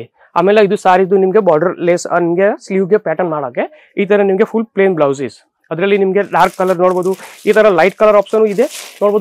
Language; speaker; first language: Kannada; non-native, fluent; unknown